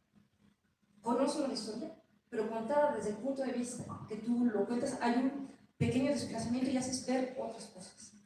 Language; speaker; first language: Spanish; native; Spanish